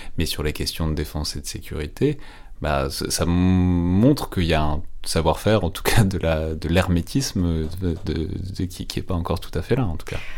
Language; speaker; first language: French; native; French